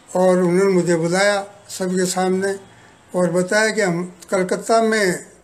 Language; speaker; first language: Hindi; native; Hindi